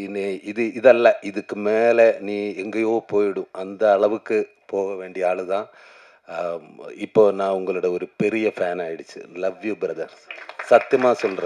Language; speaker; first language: Tamil; non-native, learner; Malayalam